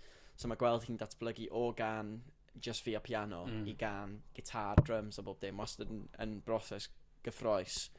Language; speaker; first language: Welsh; native; Welsh